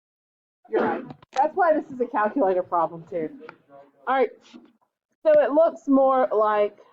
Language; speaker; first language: English; native; English